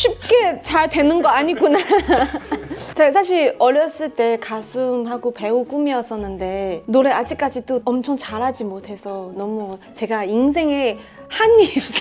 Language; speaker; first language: Korean; non-native, fluent; Chinese